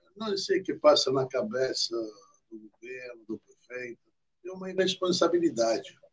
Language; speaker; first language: Portuguese; non-native, fluent; French